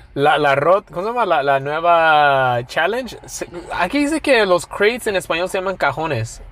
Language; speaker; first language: Spanish; early bilingual, other home language; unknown